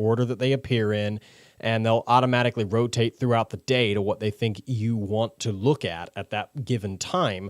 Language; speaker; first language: English; native; English